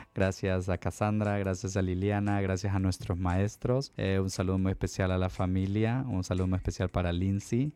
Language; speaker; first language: English; non-native, fluent; Spanish